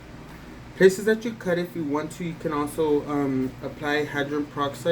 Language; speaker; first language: English; native; English